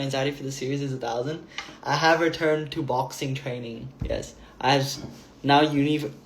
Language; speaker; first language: English; native; English